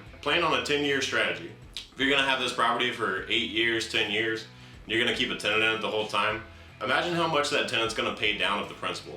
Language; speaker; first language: English; native; English